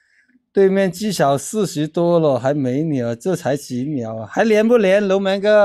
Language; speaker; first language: Chinese; native; Chinese